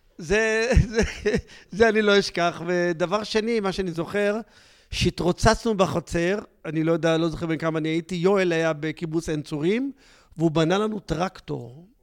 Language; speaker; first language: Hebrew; native; Hebrew